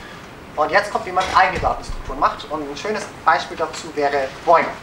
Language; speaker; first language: German; native; German